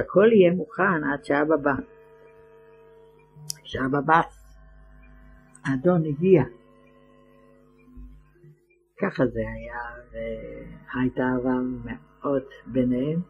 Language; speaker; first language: Hebrew; non-native, fluent; Ladino